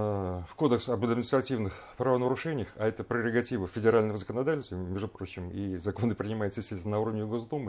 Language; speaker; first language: Russian; native; Russian